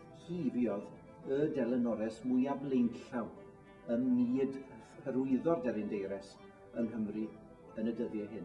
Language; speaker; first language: Welsh; native; Welsh